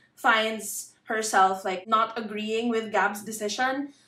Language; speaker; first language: English; non-native, local second language; Filipino